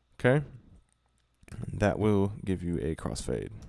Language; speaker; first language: English; native; English